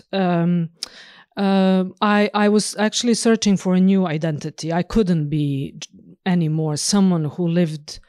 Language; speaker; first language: English; non-native, fluent; Serbian